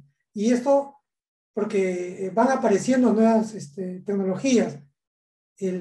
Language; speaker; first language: Spanish; native; Spanish